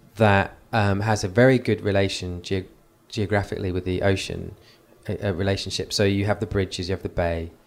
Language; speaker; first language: English; native; English